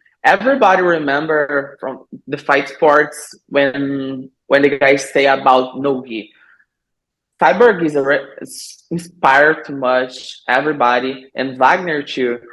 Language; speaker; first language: English; non-native, learner; Portuguese